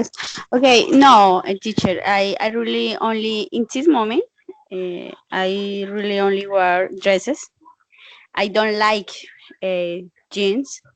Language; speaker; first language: English; non-native, learner; Spanish